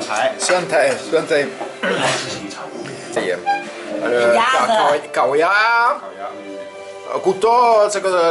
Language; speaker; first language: Chinese; non-native, learner; French